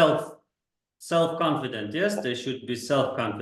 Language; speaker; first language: English; non-native, fluent; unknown